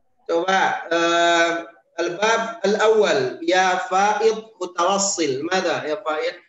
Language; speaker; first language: Arabic; non-native, fluent; Indonesian